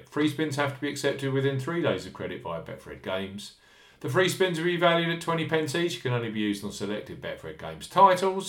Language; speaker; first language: English; native; English